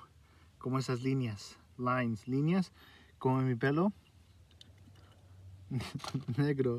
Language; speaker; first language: Spanish; early bilingual, heritage; Spanish